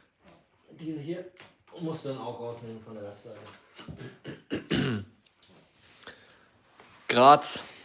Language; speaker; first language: German; native; German